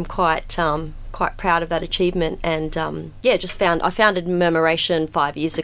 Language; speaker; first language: English; native; English